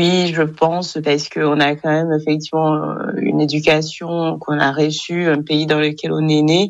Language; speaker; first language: French; non-native, local second language; Kinyarwanda